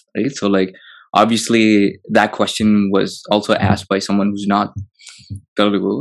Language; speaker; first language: English; non-native, local second language; Telugu